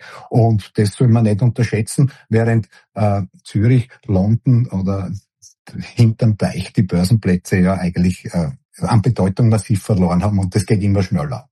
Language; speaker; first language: German; native; German